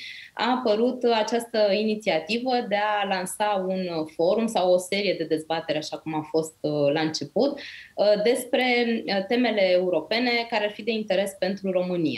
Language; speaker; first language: Romanian; native; Romanian